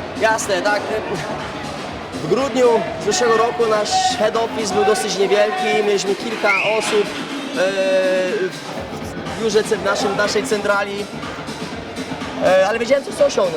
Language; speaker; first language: Polish; native; Polish